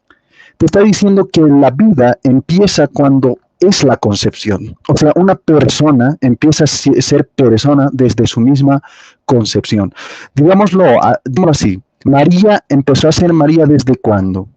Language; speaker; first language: Spanish; native; Spanish